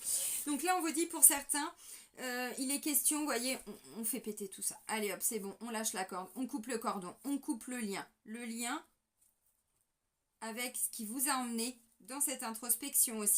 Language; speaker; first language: French; native; French